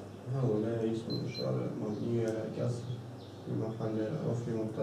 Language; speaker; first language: Arabic; non-native, learner; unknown